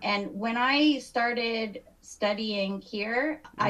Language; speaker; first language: English; native; English